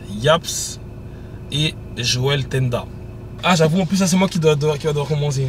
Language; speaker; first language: French; native; French